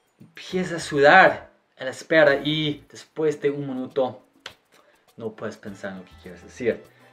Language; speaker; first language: Spanish; non-native, fluent; English